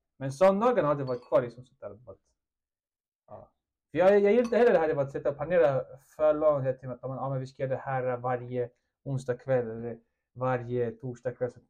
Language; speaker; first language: Swedish; early bilingual, other home language; Russian